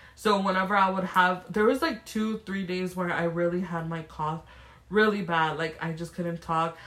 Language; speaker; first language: English; early bilingual, other home language; Spanish